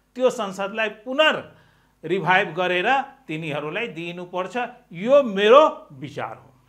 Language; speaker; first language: Nepali; non-native, local second language; Maithili